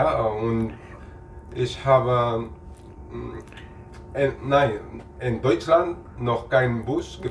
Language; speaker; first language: German; non-native, learner; Arabic